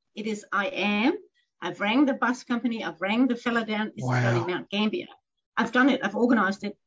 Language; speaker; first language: English; non-native, fluent; Danish